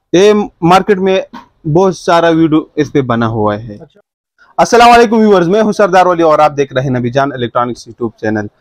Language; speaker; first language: Urdu; non-native, local second language; Pashto